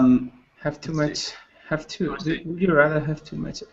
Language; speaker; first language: English; non-native, learner; Spanish